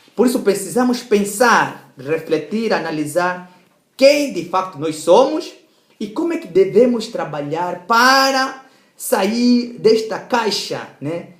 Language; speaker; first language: Portuguese; native; Portuguese